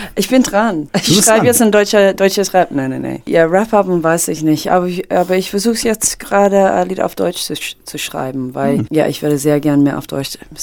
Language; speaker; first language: German; non-native, fluent; English